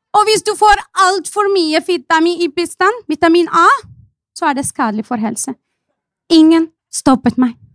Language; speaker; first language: Norwegian; non-native, fluent; Arabic